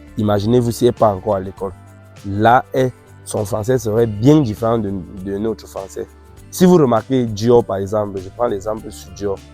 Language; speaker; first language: French; non-native, local second language; Ghomala